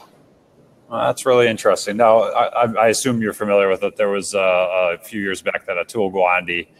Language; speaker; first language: English; native; English